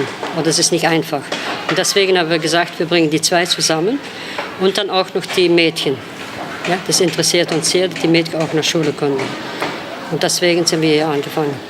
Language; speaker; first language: German; non-native, fluent; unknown